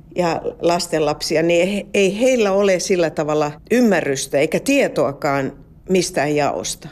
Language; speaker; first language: Finnish; non-native, local second language; Swedish